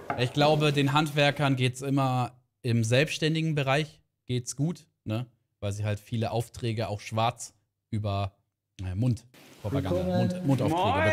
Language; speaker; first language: German; native; German